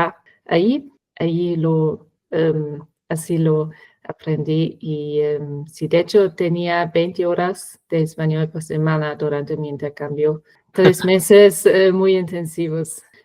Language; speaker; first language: Spanish; non-native, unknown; German